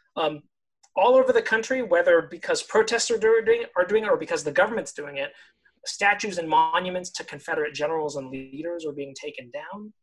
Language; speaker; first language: English; native; English